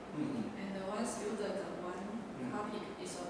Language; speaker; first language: English; non-native, learner; Chinese